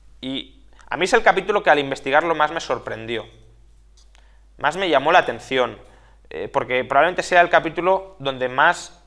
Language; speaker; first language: Spanish; native; Spanish